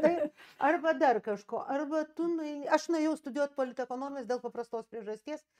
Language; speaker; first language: Lithuanian; native; Lithuanian